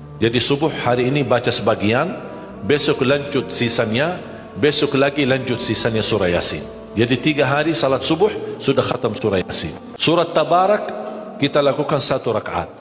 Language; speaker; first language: Malay; non-native, fluent; Arabic